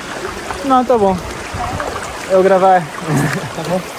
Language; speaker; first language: Portuguese; early bilingual, heritage; English